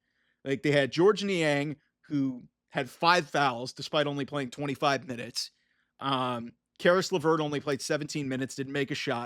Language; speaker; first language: English; native; English